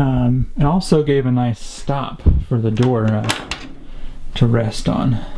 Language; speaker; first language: English; native; English